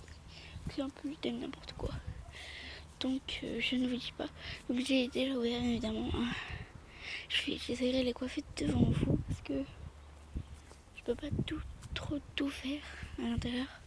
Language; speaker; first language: French; native; French